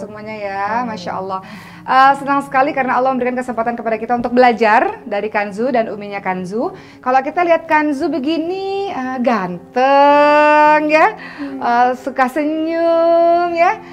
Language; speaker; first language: Indonesian; native; Indonesian